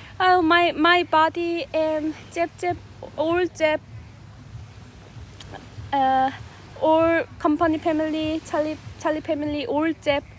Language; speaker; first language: English; non-native, learner; Korean